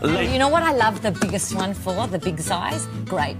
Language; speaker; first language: English; native; English